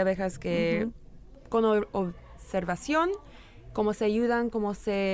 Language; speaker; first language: Spanish; early bilingual, heritage; English